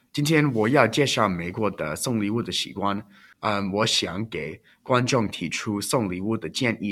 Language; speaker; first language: Chinese; non-native, learner; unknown